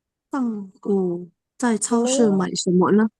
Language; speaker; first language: Chinese; non-native, learner; Indonesian